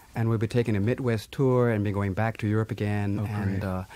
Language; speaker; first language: English; native; English